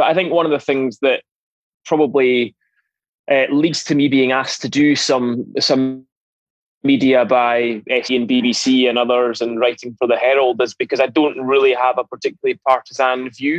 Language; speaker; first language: English; native; English